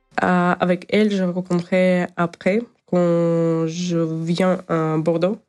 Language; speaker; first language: French; non-native, learner; Ukrainian